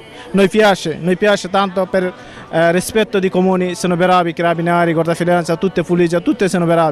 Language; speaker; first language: Italian; non-native, learner; Bangla